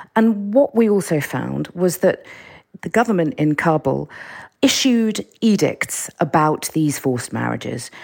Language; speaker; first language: English; native; English